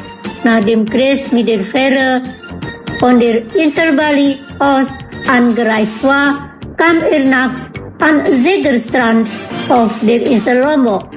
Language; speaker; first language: German; non-native, fluent; Indonesian